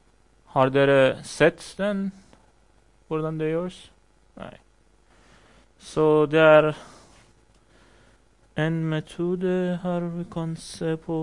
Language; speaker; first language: Norwegian; non-native, fluent; Persian